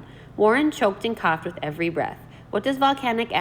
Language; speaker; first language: English; native; English